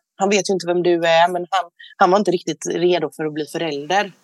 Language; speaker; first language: Swedish; native; Swedish